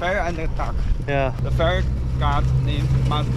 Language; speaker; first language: English; non-native, learner; Chinese